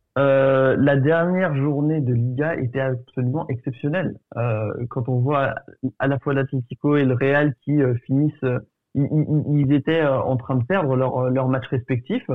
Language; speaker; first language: French; early bilingual, other home language; Portuguese